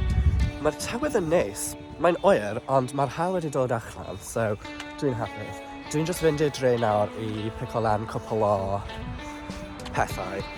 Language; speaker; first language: Welsh; non-native, learner; English